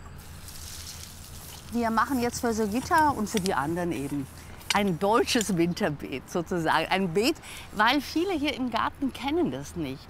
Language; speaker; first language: German; native; German